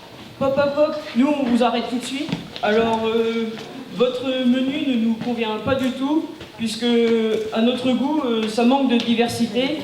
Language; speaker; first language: French; native; French